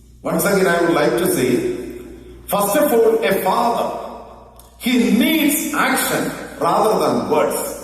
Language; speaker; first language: English; non-native, local second language; Malayalam